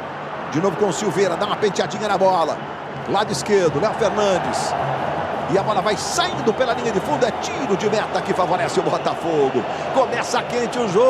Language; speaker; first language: Portuguese; native; Portuguese